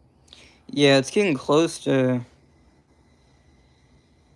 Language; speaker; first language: English; native; English